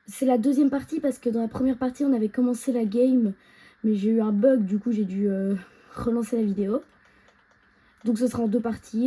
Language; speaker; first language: French; native; French